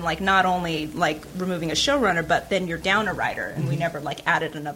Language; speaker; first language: English; native; English